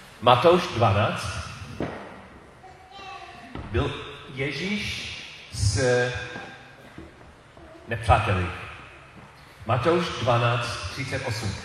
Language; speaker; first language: Czech; non-native, learner; English